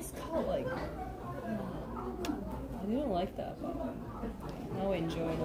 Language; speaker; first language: English; non-native, learner; Japanese